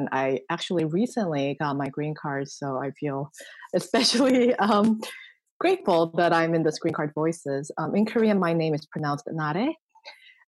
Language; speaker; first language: English; non-native, fluent; Korean